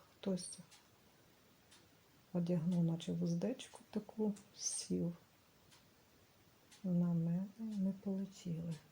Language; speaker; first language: Ukrainian; native; Ukrainian